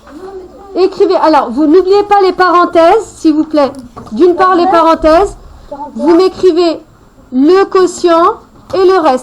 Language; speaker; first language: French; native; French